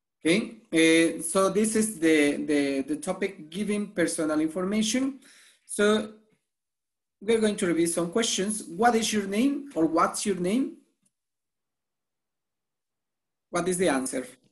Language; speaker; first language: English; non-native, fluent; Spanish